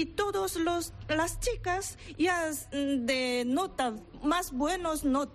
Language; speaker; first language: Spanish; non-native, learner; Korean